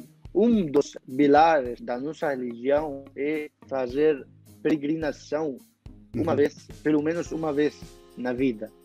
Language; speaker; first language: Portuguese; non-native, fluent; Arabic